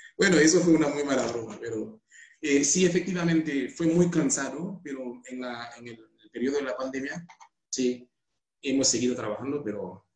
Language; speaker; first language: Spanish; non-native, fluent; Haitian Creole